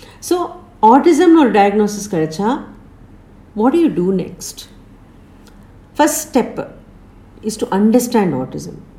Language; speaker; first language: English; non-native, local second language; Tamil